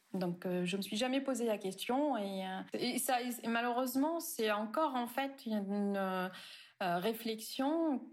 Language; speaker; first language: French; non-native, local second language; Arabic